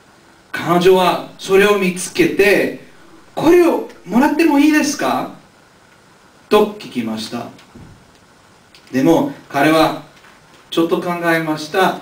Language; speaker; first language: Japanese; non-native, learner; English